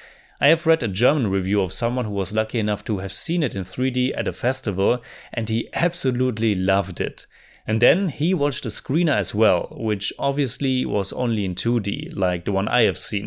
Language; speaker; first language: English; non-native, fluent; German